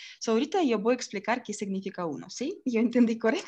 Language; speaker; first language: Spanish; non-native, learner; Russian